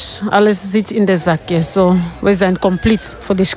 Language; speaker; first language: Dutch; non-native, learner; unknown